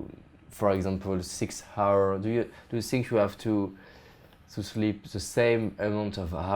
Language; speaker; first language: English; non-native, fluent; French